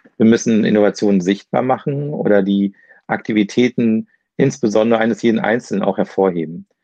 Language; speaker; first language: German; non-native, learner; Arabic